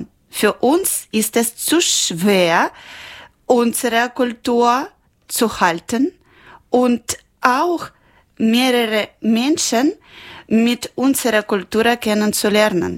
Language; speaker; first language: German; non-native, learner; Ukrainian